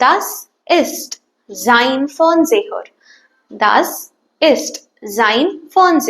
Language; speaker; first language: German; non-native, fluent; Tamil